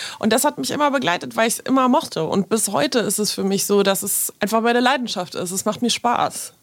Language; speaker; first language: German; early bilingual, other home language; Polish